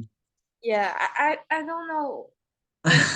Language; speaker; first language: English; non-native, learner; Chinese